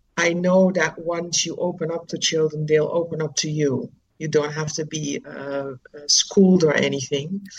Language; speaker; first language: English; non-native, fluent; Dutch